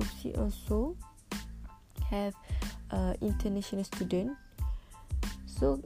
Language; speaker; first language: English; non-native, local second language; Malay